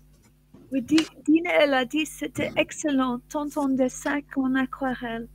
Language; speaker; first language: French; non-native, learner; English